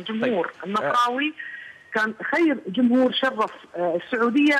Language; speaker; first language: Arabic; native; Arabic